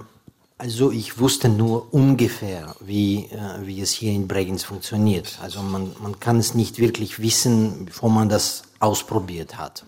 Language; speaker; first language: German; non-native, fluent; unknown